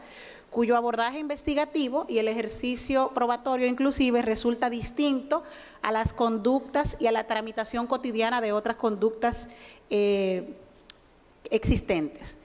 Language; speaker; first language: Spanish; native; Spanish